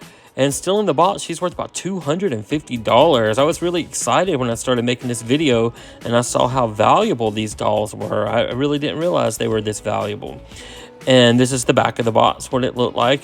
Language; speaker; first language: English; native; English